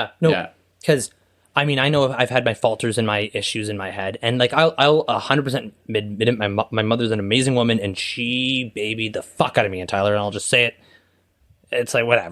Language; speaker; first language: English; native; English